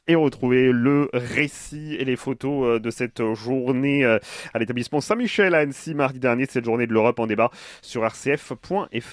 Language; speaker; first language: French; native; French